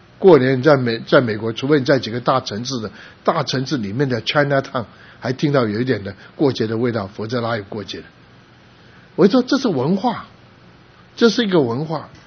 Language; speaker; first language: Chinese; early bilingual, other home language; Cantonese